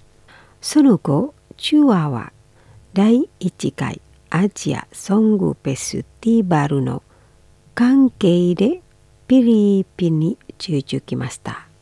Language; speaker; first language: Japanese; non-native, fluent; Indonesian